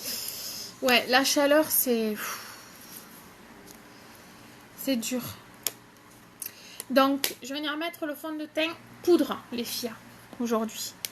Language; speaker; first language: French; native; French